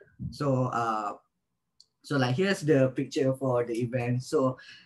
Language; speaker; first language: English; non-native, local second language; Malay